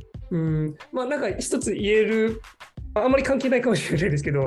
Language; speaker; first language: Japanese; non-native, fluent; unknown